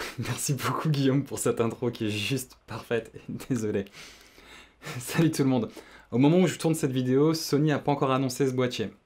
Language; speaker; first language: French; native; French